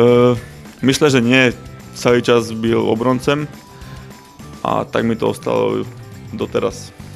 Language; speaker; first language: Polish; non-native, learner; Slovak